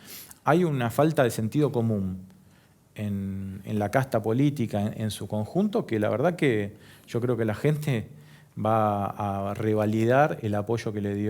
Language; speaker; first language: Spanish; native; Spanish